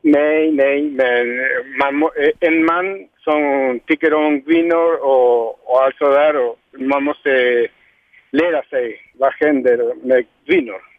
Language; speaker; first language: Swedish; non-native, learner; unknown